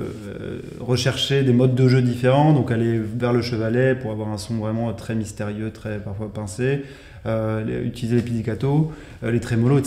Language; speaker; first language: French; native; French